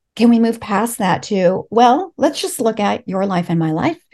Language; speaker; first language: English; early bilingual, other home language; Spanish